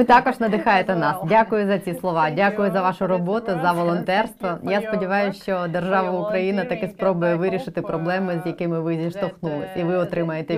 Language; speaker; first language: Ukrainian; native; Ukrainian